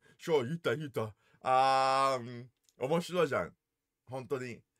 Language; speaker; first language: Japanese; non-native, learner; English